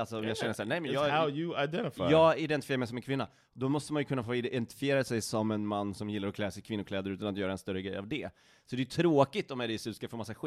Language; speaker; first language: Swedish; native; Swedish